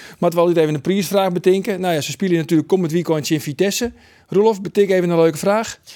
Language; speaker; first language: Dutch; non-native, local second language; Western Frisian